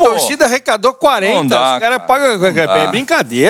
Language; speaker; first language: Portuguese; native; Portuguese